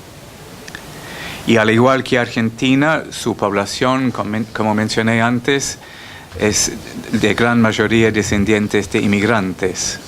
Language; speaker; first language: Spanish; non-native, fluent; English